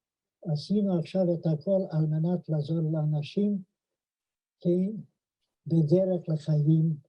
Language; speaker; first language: Hebrew; non-native, fluent; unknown